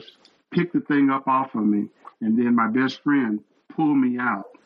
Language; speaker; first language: English; native; English